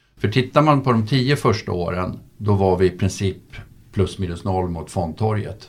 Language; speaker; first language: Swedish; native; Swedish